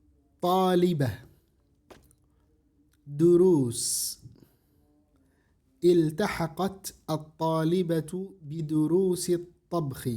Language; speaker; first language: Arabic; non-native, fluent; Indonesian